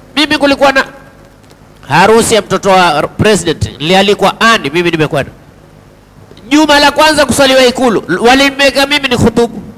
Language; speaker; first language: Swahili; native; Swahili